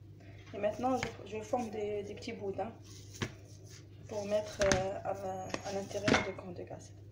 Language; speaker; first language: French; non-native, learner; Arabic